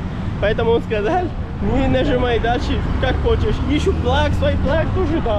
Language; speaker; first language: Russian; non-native, learner; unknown